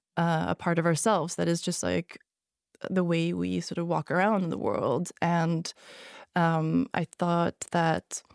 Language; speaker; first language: English; non-native, fluent; Hungarian